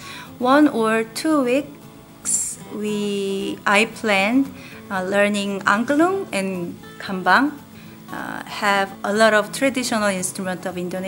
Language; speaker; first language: English; non-native, learner; Korean